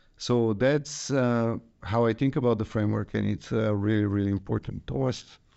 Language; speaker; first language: English; non-native, fluent; Bulgarian